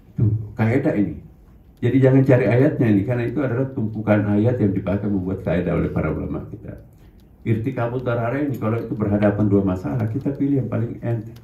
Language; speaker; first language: Indonesian; non-native, local second language; Buginese